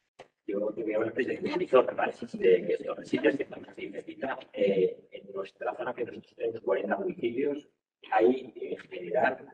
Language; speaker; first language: Spanish; native; Spanish